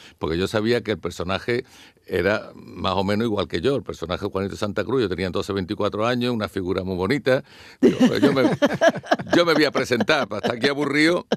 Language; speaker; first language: Spanish; native; Spanish